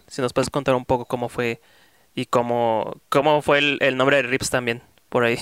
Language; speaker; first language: Spanish; native; Spanish